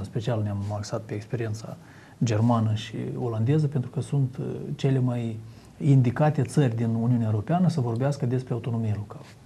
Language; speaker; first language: Romanian; native; Romanian